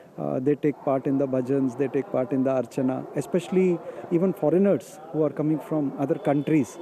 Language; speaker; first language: English; non-native, local second language; Malayalam